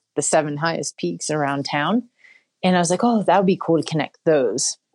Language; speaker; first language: English; native; English